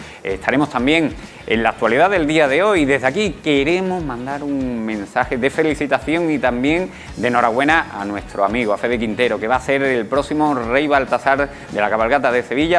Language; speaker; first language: Spanish; native; Spanish